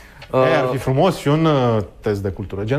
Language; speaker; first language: Romanian; native; Romanian